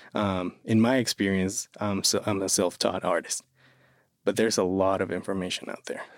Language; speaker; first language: English; non-native, fluent; Spanish